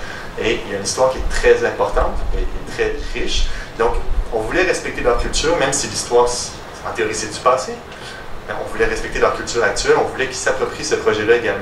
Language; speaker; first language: French; native; French